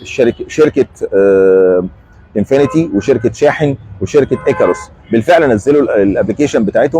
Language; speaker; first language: Arabic; native; Arabic